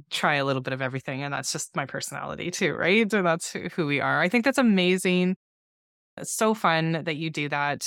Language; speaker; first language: English; native; English